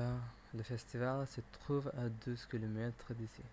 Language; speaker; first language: French; non-native, learner; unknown